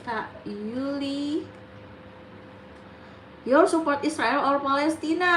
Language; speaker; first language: English; non-native, learner; Indonesian